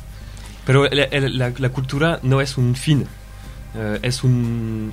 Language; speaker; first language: Spanish; non-native, fluent; French